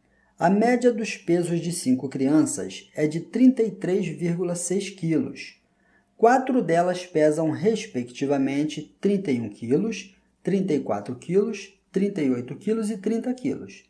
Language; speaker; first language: Portuguese; native; Portuguese